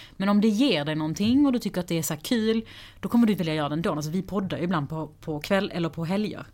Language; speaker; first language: Swedish; early bilingual, other home language; Persian